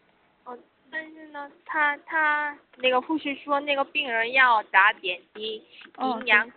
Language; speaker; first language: Chinese; non-native, learner; Korean